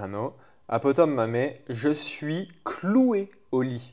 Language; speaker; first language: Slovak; non-native, fluent; French